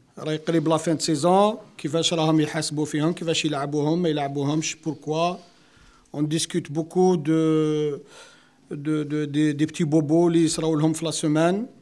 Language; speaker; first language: French; non-native, local second language; Arabic